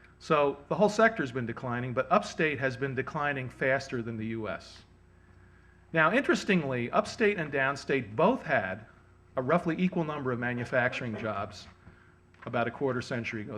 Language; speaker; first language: English; native; English